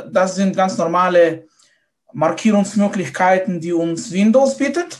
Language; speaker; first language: German; non-native, fluent; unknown